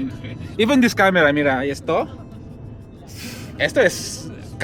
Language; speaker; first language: Spanish; non-native, learner; Filipino